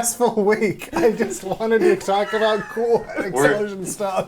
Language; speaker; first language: English; native; English